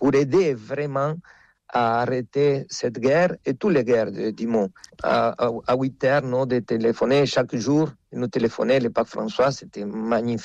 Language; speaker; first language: French; non-native, fluent; Spanish